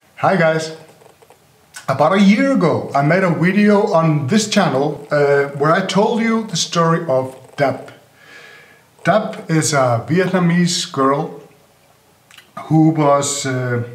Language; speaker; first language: English; non-native, fluent; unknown